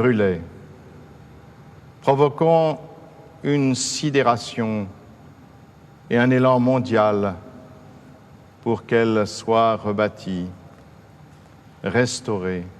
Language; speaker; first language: French; native; French